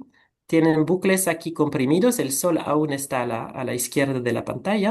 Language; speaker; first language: Spanish; non-native, fluent; French